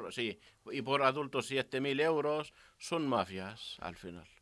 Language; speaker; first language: Spanish; non-native, learner; Arabic